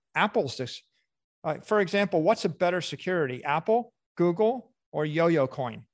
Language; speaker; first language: English; native; English